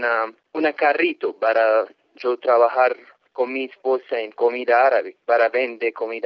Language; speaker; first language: Spanish; non-native, learner; Arabic